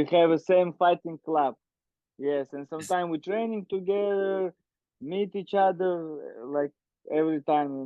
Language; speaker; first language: English; non-native, learner; Russian